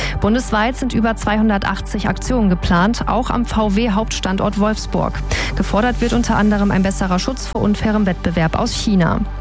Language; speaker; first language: German; native; German